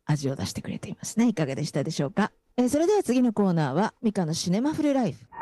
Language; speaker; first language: Japanese; native; Japanese